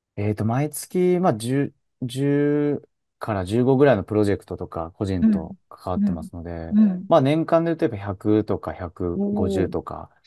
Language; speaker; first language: Japanese; native; Japanese